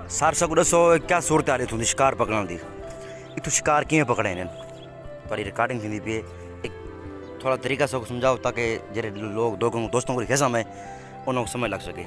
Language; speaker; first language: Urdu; non-native, local second language; Saraiki